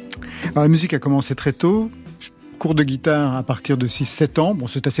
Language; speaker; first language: French; native; French